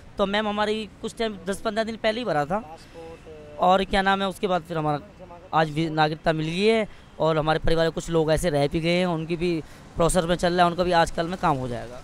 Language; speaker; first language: Urdu; non-native, local second language; Sindhi